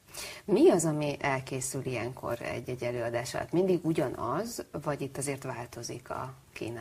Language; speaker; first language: Hungarian; native; Hungarian